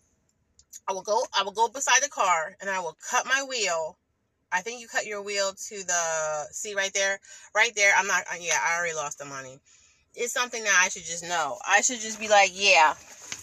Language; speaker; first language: English; native; English